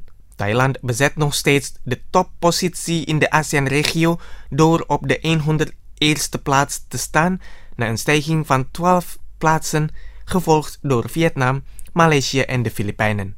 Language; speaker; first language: Dutch; non-native, fluent; Indonesian